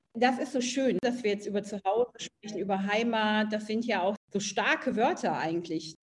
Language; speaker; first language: German; native; German